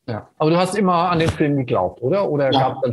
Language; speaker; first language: German; native; German